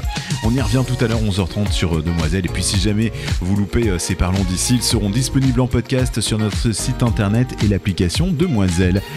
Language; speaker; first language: French; native; French